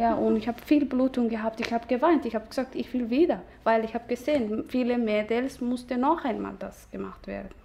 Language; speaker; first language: German; non-native, learner; Somali